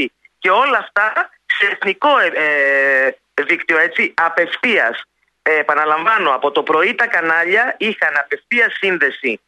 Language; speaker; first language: Greek; native; Greek